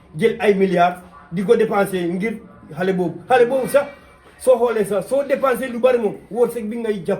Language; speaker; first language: Wolof; non-native, local second language; Mandingo